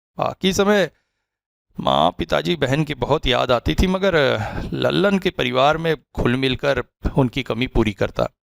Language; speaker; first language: Hindi; native; Hindi